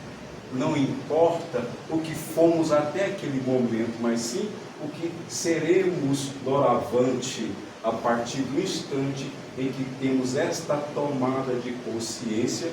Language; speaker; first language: Portuguese; native; Portuguese